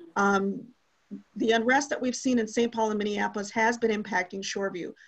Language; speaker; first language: English; native; English